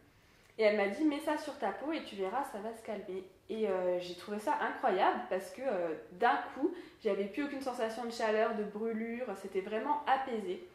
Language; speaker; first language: French; native; French